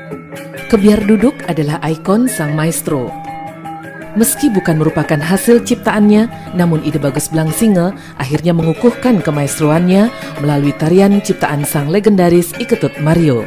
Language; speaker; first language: Indonesian; native; Indonesian